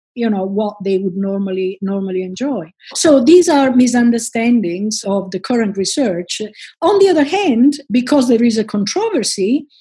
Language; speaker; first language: English; non-native, fluent; Italian